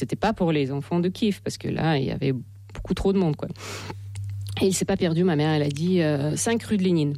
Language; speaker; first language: French; non-native, fluent; Russian